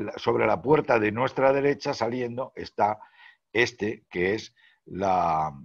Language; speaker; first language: Spanish; native; Spanish